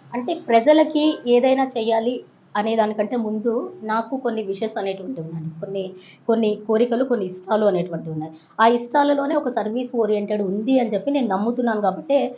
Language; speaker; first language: Telugu; native; Telugu